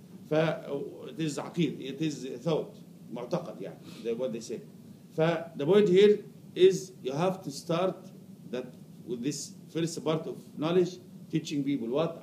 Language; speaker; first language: English; non-native, fluent; Arabic